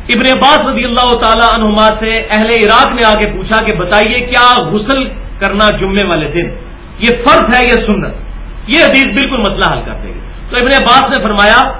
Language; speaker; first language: Urdu; non-native, local second language; Punjabi